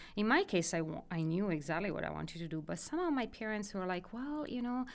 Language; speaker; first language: English; non-native, fluent; Italian